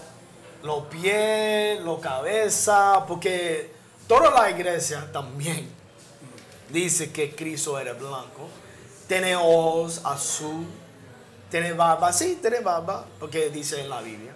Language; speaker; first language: Spanish; non-native, learner; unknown